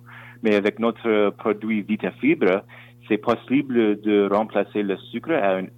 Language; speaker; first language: French; non-native, local second language; English